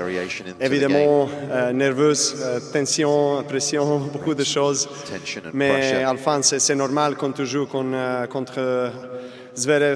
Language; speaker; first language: French; non-native, fluent; Serbian